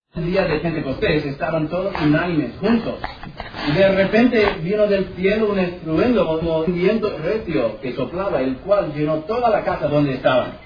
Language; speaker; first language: Spanish; non-native, fluent; English